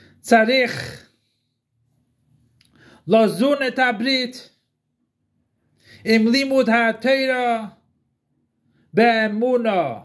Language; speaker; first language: Hebrew; non-native, fluent; English